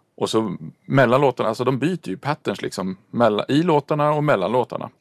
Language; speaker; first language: Swedish; native; Swedish